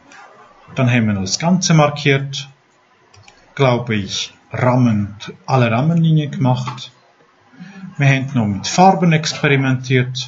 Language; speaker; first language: German; non-native, fluent; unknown